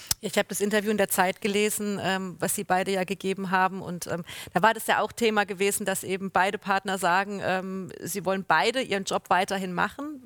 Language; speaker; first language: German; native; German